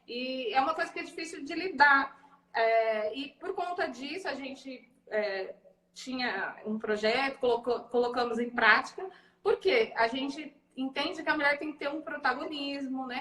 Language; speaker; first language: Portuguese; native; Portuguese